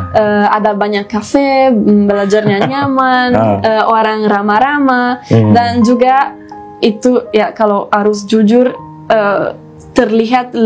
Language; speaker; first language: Indonesian; non-native, fluent; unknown